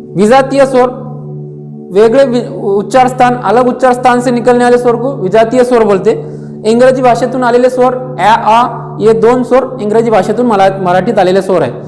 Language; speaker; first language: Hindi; non-native, local second language; Marathi